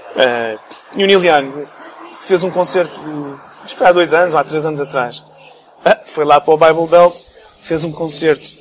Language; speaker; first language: Portuguese; early bilingual, other home language; English